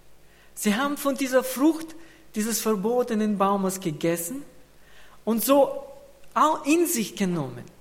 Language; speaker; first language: German; non-native, fluent; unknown